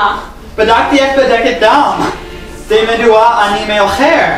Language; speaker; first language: Hebrew; non-native, learner; English